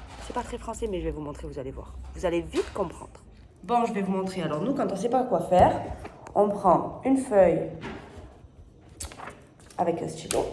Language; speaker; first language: French; native; French